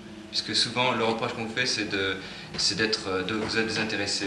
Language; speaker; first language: French; native; French